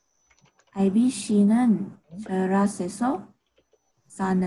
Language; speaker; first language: Korean; non-native, learner; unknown